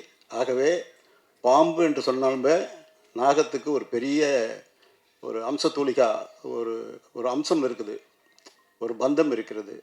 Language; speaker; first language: Tamil; native; Tamil